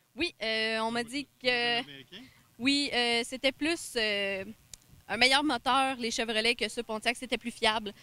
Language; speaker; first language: French; native; French